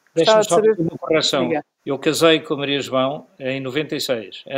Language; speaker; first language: Portuguese; native; Portuguese